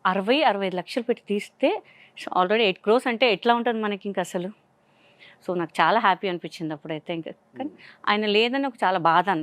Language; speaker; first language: Telugu; non-native, local second language; Hindi